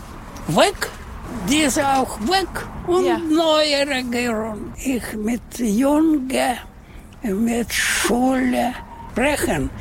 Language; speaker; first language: German; non-native, learner; Russian